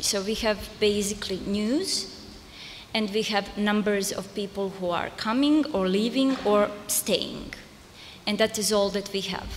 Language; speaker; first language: English; non-native, fluent; Serbian